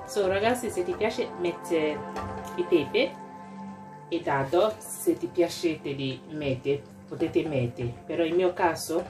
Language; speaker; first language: Italian; non-native, learner; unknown